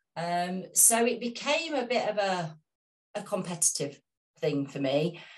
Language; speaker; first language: English; native; English